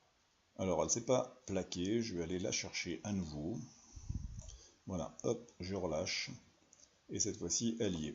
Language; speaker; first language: French; native; French